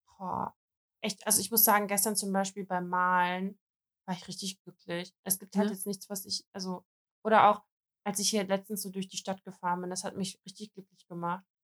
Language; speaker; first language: German; early bilingual, other home language; Russian